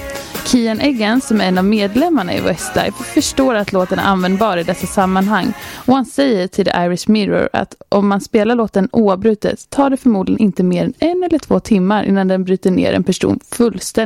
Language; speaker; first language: Swedish; native; Swedish